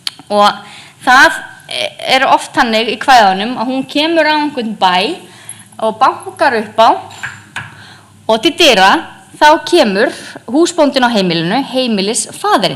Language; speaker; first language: Icelandic; native; Icelandic